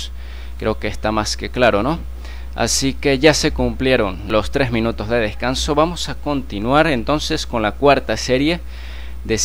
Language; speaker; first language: Spanish; native; Spanish